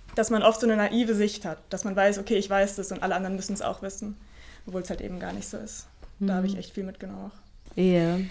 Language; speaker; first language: German; native; German